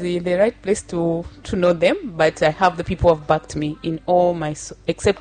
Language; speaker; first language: English; non-native, local second language; Bemba